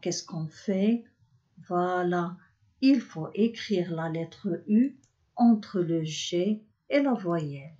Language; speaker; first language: French; non-native, local second language; Arabic